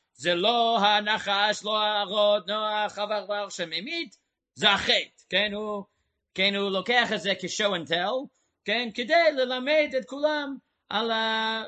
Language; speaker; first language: Hebrew; non-native, fluent; English